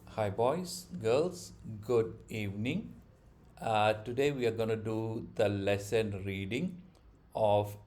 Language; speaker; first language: English; non-native, local second language; Kannada